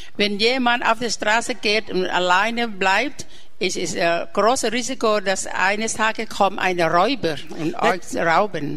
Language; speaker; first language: German; non-native, learner; Thai